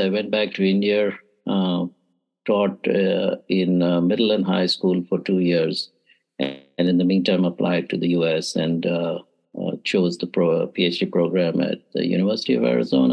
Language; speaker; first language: English; native; English